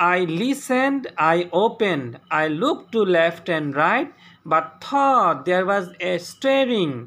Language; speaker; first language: English; non-native, local second language; Assamese